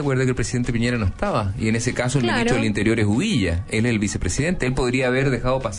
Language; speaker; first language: Spanish; native; Spanish